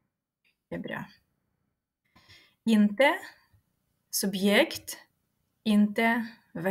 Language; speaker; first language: Swedish; non-native, fluent; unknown